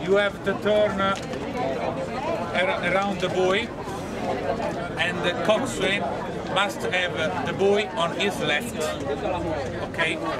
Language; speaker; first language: English; non-native, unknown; Italian